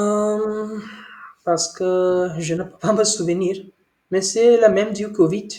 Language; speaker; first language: French; non-native, learner; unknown